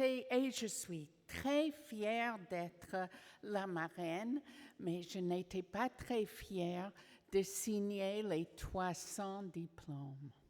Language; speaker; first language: French; non-native, fluent; English